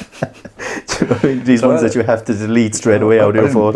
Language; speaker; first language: English; native; English